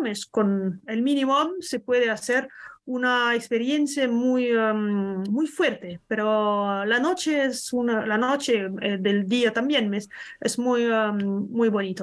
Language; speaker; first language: Spanish; non-native, learner; French